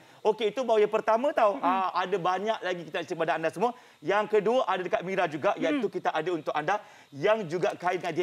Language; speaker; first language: Malay; native; Malay